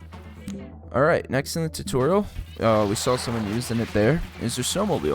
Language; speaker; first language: English; native; English